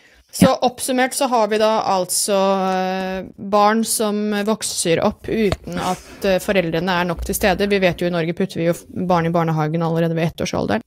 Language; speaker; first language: Norwegian; native; Norwegian